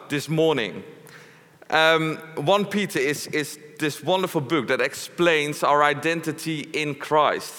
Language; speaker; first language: English; non-native, fluent; Dutch